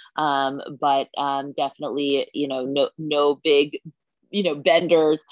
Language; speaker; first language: English; native; English